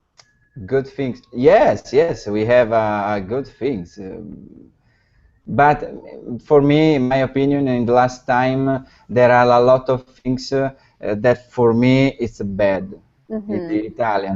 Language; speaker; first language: English; non-native, learner; Italian